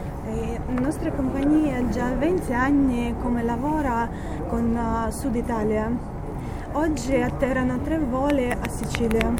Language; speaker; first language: Italian; non-native, fluent; Russian